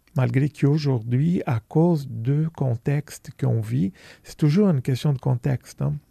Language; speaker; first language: French; non-native, fluent; Portuguese